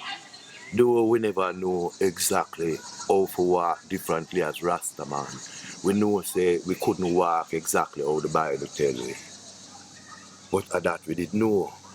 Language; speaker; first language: English; native; English